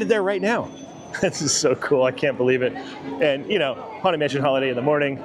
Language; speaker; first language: English; native; English